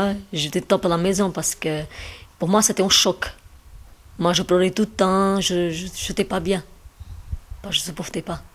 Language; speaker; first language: French; non-native, learner; Portuguese